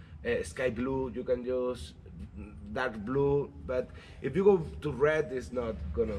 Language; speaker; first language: English; non-native, learner; Spanish